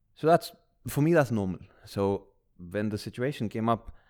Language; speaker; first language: English; early bilingual, other home language; Malayalam